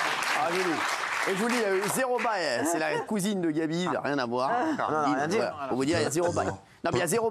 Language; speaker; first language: French; native; French